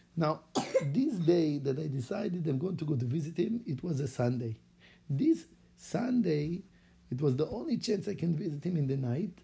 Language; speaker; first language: English; non-native, fluent; Hebrew